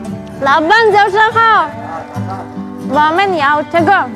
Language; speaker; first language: Chinese; non-native, learner; Ukrainian